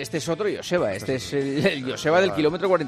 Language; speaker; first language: Spanish; native; Spanish